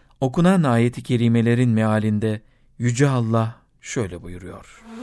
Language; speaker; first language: Turkish; native; Turkish